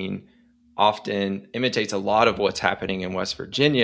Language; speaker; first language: English; native; English